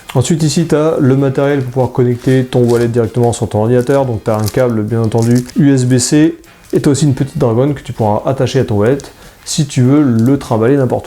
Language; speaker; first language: French; native; French